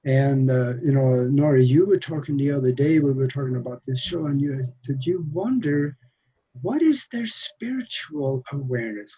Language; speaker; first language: English; non-native, fluent; Norwegian